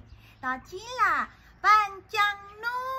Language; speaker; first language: Vietnamese; non-native, fluent; Korean